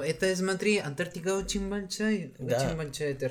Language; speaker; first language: Russian; non-native, learner; Spanish